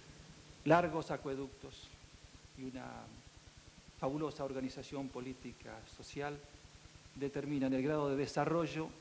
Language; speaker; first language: Spanish; native; Spanish